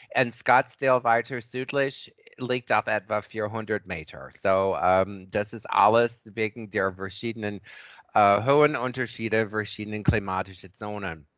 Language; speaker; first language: German; non-native, fluent; English